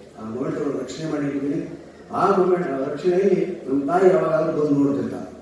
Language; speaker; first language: Kannada; native; Kannada